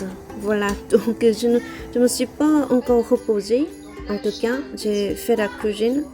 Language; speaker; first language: French; non-native, learner; Korean